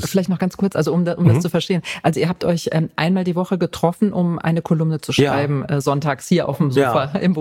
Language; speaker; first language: German; native; German